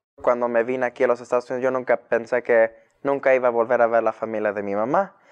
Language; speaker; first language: Spanish; native; Spanish